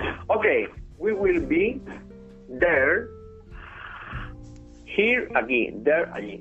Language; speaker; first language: English; non-native, learner; Spanish